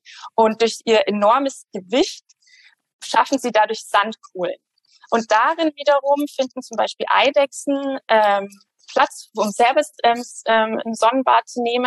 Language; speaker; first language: German; native; German